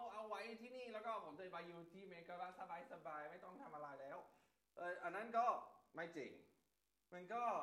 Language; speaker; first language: Thai; non-native, fluent; English